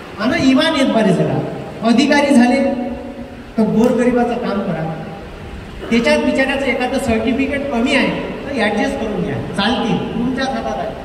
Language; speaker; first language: Marathi; native; Marathi